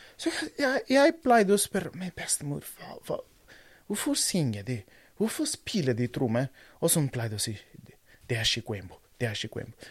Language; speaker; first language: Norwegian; non-native, fluent; Portuguese